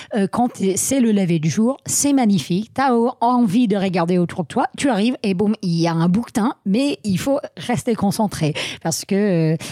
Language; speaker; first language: French; non-native, fluent; English